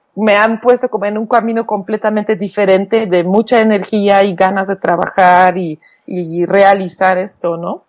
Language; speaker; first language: Spanish; non-native, fluent; Dutch